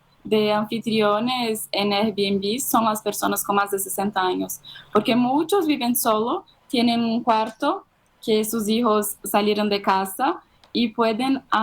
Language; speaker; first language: Spanish; non-native, fluent; Portuguese